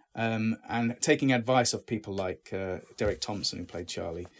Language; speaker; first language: English; native; English